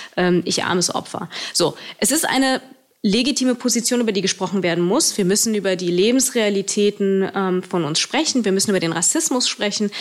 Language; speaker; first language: German; early bilingual, other home language; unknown